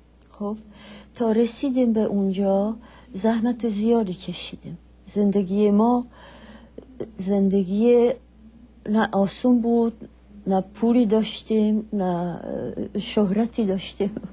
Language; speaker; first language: Persian; non-native, fluent; Czech